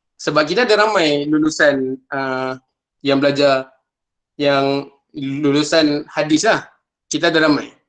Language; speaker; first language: Malay; native; Malay